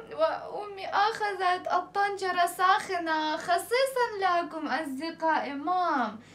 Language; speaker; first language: Arabic; non-native, fluent; Ukrainian